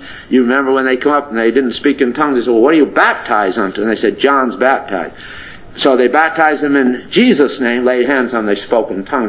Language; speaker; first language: English; native; English